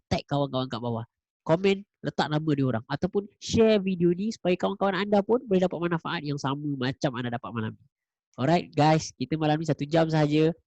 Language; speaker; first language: Malay; native; Malay